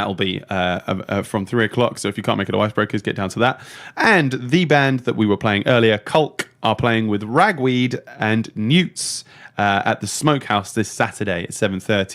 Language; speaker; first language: English; native; English